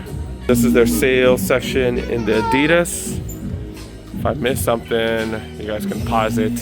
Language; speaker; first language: English; native; English